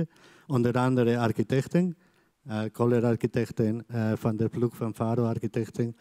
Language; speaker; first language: Dutch; non-native, fluent; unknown